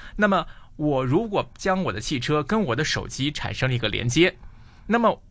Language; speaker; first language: Chinese; native; Chinese